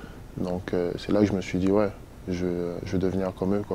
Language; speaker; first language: French; native; French